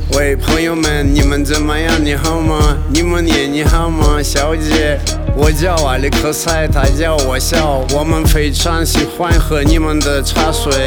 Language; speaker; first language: Chinese; non-native, learner; Russian